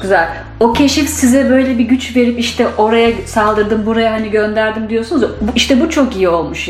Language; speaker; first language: Turkish; native; Turkish